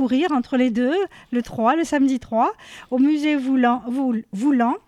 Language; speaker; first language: French; native; French